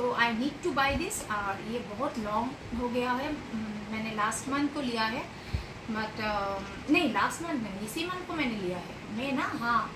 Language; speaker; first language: Hindi; non-native, local second language; Bangla